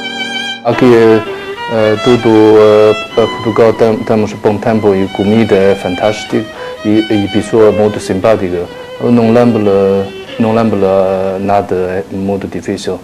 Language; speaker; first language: Portuguese; non-native, learner; Chinese